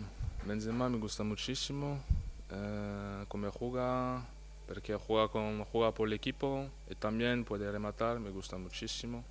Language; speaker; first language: Spanish; non-native, fluent; French